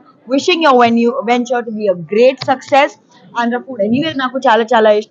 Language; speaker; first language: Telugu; non-native, learner; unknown